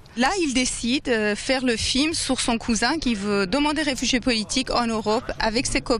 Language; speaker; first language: French; non-native, fluent; Persian